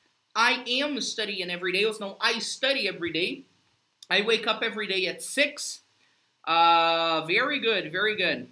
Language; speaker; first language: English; non-native, fluent; Portuguese